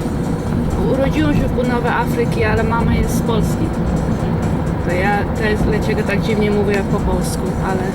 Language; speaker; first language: Polish; early bilingual, heritage; English